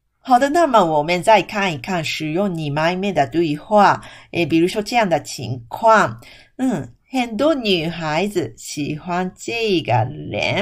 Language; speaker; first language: Chinese; non-native, fluent; Japanese